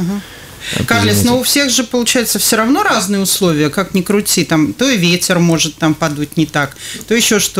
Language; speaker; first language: Russian; native; Russian